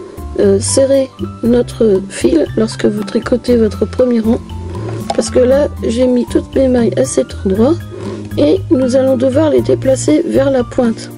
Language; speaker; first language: French; native; French